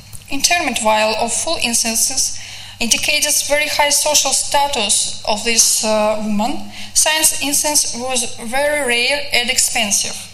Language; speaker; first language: English; non-native, fluent; Russian